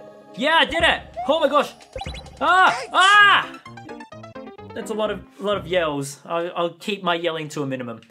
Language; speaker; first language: English; native; English